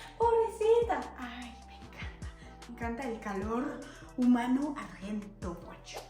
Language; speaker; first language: Spanish; non-native, fluent; French